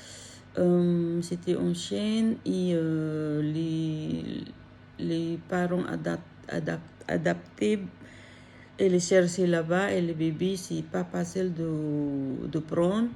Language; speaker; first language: French; non-native, learner; Filipino